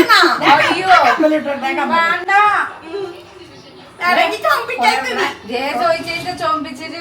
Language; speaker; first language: Malayalam; non-native, learner; Nepali